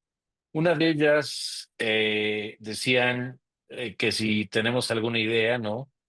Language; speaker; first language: Spanish; native; Spanish